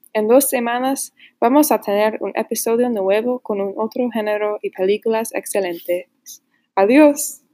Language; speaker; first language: Spanish; non-native, learner; English